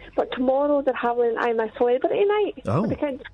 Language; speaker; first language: English; native; English